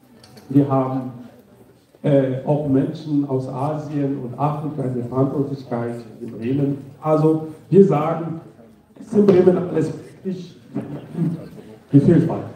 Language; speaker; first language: German; non-native, fluent; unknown